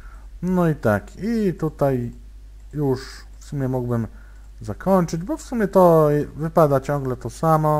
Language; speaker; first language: Polish; native; Polish